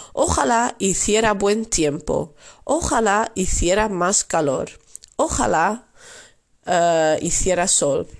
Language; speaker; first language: Spanish; non-native, fluent; Dutch